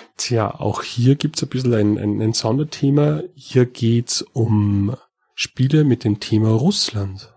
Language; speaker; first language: German; native; German